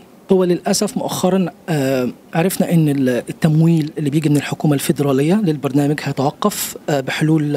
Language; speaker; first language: Arabic; native; Arabic